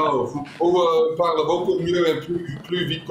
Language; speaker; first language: French; non-native, fluent; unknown